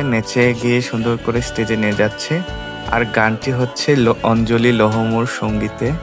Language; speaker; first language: Bangla; non-native, local second language; Garo